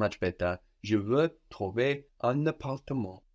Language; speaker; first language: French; non-native, fluent; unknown